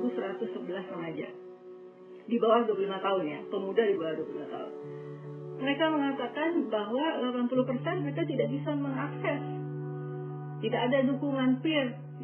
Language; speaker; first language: Indonesian; native; Indonesian